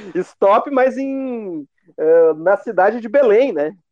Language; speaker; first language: Portuguese; native; Portuguese